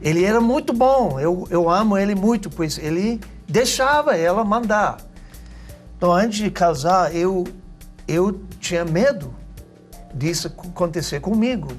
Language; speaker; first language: Portuguese; non-native, learner; English